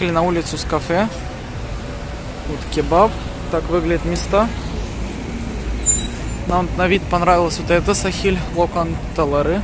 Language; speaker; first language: Russian; native; Russian